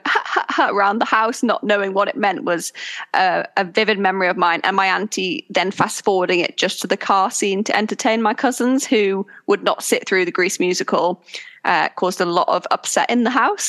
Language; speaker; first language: English; native; English